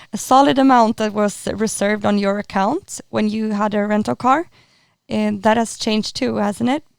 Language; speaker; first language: English; non-native, fluent; Swedish